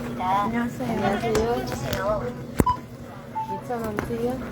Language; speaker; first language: Korean; non-native, learner; Filipino